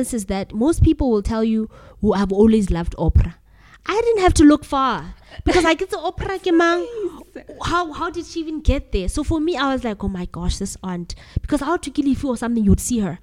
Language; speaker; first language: English; non-native, local second language; Southern Sotho